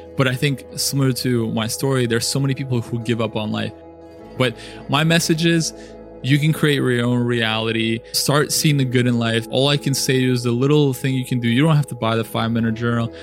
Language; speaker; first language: English; early bilingual, other home language; Russian